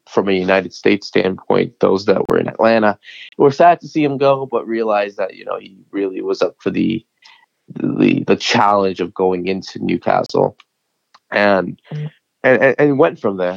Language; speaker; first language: English; native; English